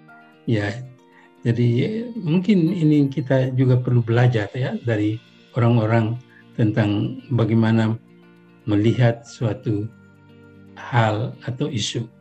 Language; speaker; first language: Indonesian; non-native, local second language; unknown